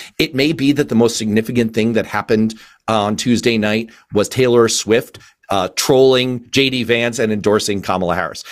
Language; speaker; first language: English; native; English